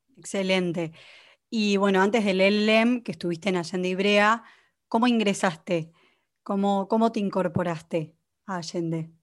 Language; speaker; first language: Spanish; native; Spanish